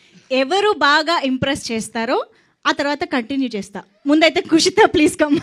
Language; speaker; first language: Telugu; native; Telugu